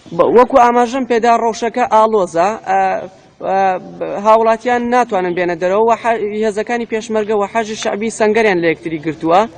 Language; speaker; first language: Central Kurdish; native; Central Kurdish